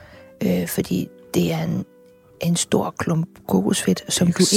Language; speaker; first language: Danish; native; Danish